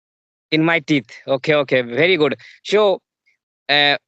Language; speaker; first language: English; non-native, learner; Hindi